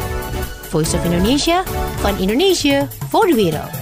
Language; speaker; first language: Dutch; non-native, fluent; Indonesian